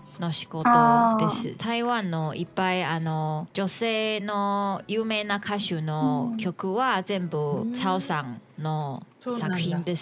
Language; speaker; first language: Japanese; non-native, learner; Chinese